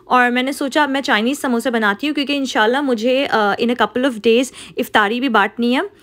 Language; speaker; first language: Urdu; native; Urdu